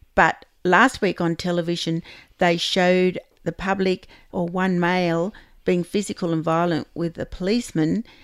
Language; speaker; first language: English; native; English